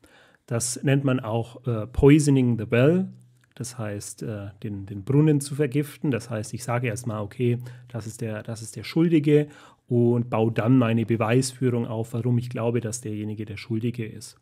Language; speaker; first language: German; native; German